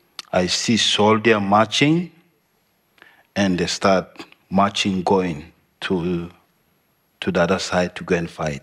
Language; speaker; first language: English; non-native, learner; Arabic